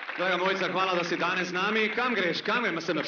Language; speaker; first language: Slovenian; native; Slovenian